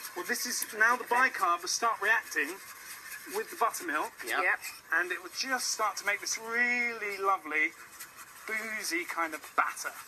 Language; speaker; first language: English; native; English